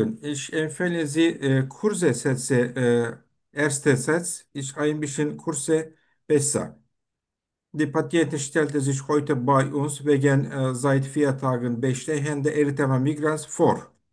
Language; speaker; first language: German; non-native, learner; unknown